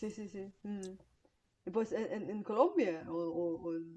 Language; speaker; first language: Spanish; non-native, fluent; Bulgarian